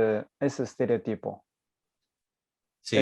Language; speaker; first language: Spanish; non-native, learner; Japanese